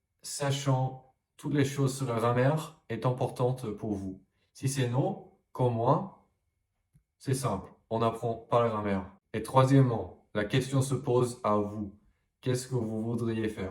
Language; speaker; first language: French; non-native, fluent; English